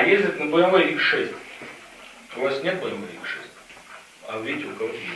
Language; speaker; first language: Russian; native; Russian